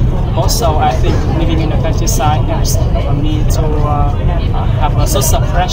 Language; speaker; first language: English; non-native, learner; Vietnamese